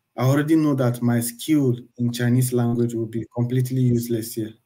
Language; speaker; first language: English; non-native, local second language; Igbo